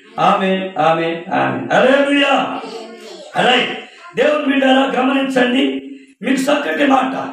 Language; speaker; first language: Telugu; non-native, local second language; Koya